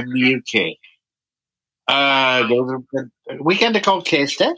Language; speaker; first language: English; native; English